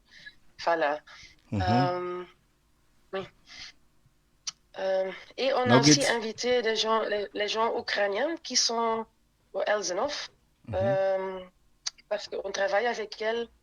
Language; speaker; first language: French; non-native, local second language; Dutch